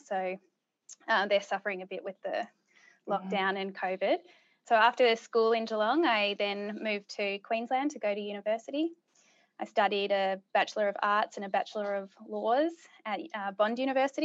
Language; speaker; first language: English; native; English